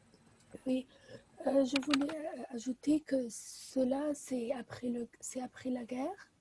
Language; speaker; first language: French; non-native, learner; Arabic